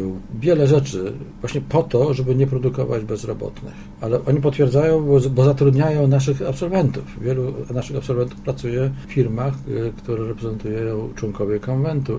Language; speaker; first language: Polish; native; Polish